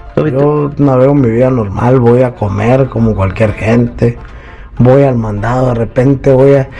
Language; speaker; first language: Spanish; native; Spanish